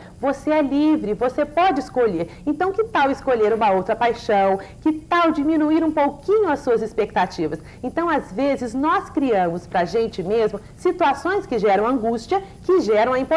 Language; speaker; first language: Portuguese; native; Portuguese